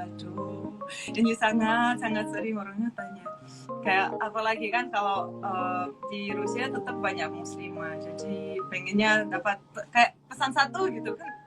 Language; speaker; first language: Indonesian; non-native, fluent; Russian